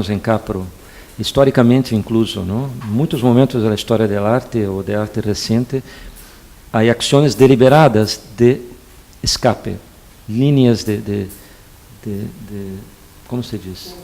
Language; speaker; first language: Spanish; non-native, fluent; Portuguese